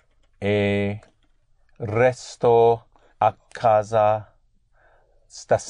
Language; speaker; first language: Italian; non-native, learner; English